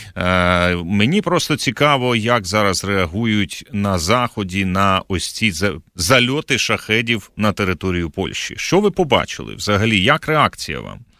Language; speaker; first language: Ukrainian; native; Ukrainian